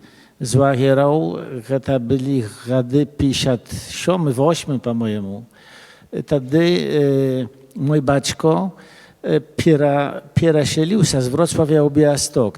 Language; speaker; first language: Polish; early bilingual, other home language; Belarusian